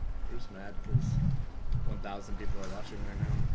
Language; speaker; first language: English; native; English